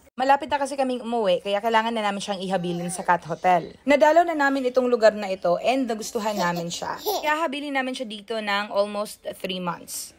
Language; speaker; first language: Filipino; non-native, local second language; Cebuano